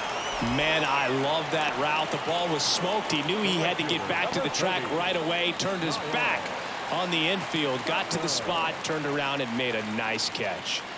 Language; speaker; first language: English; native; English